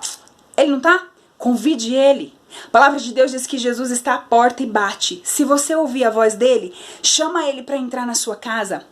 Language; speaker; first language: Portuguese; native; Portuguese